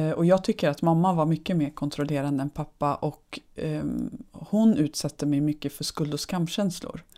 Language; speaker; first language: Swedish; early bilingual, other home language; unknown